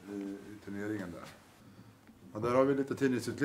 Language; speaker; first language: Swedish; early bilingual, other home language; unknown